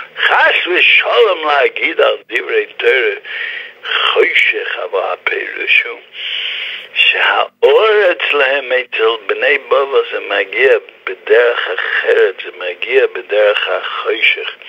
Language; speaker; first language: Hebrew; non-native, fluent; English